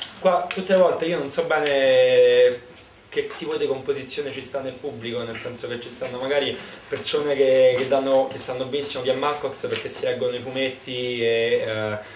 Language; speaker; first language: Italian; native; Italian